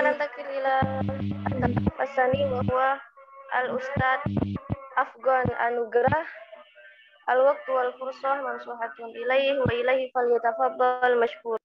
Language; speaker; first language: Arabic; non-native, learner; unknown